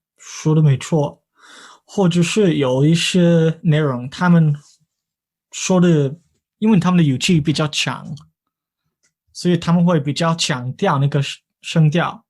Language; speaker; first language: Chinese; non-native, fluent; English